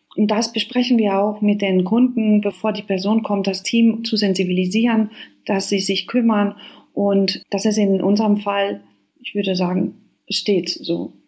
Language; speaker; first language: German; non-native, fluent; Spanish